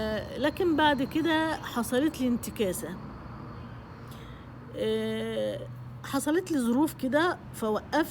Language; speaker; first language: Arabic; native; Arabic